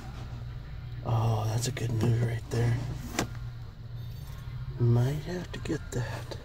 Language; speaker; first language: English; native; English